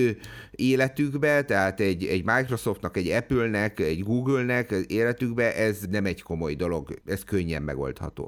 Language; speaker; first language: Hungarian; native; Hungarian